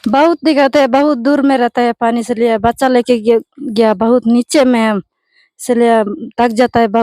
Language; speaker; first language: Hindi; non-native, local second language; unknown